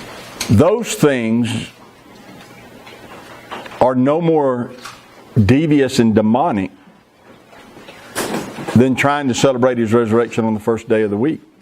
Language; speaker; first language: English; native; English